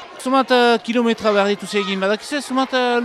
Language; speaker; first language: Basque; native; Basque